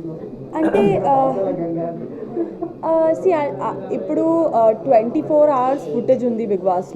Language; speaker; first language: Telugu; non-native, learner; Gujarati